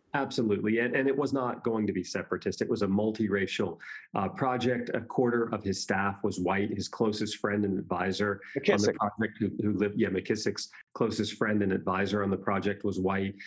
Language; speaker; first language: English; native; English